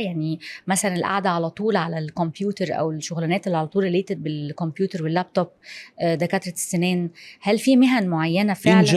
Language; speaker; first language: Arabic; native; Arabic